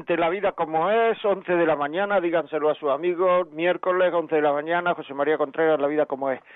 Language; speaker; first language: Spanish; native; Spanish